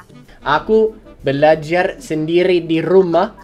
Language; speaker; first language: Indonesian; non-native, fluent; English